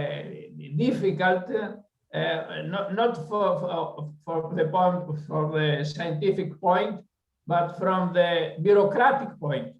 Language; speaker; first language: English; non-native, learner; Greek